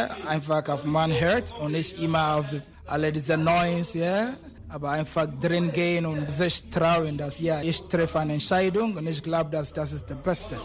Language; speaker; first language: German; non-native, fluent; Akan